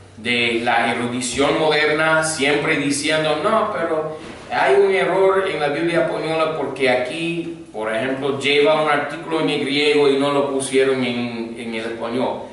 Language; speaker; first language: Spanish; non-native, fluent; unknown